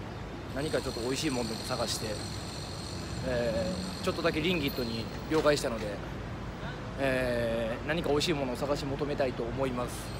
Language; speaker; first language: Japanese; native; Japanese